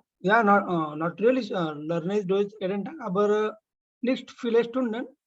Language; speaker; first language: German; non-native, learner; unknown